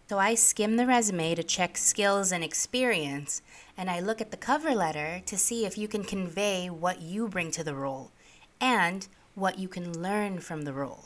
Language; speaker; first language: English; native; English